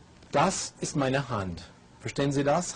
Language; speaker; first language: German; non-native, fluent; English